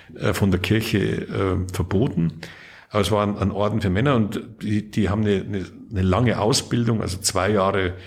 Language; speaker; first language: German; native; German